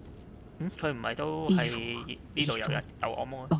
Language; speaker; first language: Chinese; native; Chinese